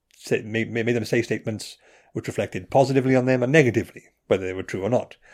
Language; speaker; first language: English; native; English